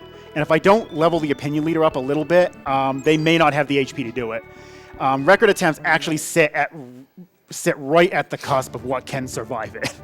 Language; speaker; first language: English; native; English